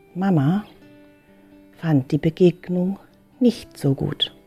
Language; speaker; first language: German; early bilingual, other home language; Filipino